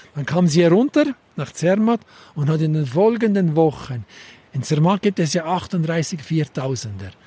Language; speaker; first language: German; native; German